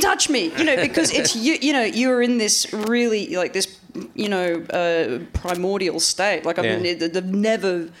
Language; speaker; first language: English; native; English